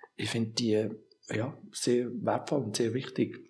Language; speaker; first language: German; native; German